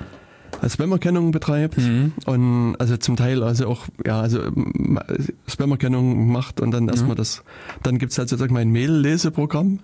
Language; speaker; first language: German; native; German